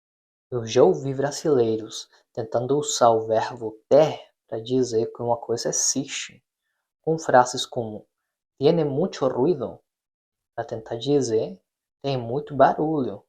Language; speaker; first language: Portuguese; non-native, fluent; Spanish